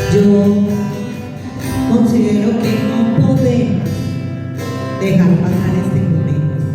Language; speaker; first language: Spanish; native; Spanish